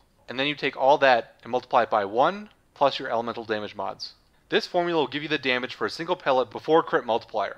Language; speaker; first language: English; native; English